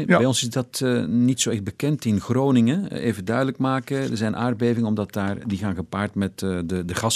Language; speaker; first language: Dutch; native; Dutch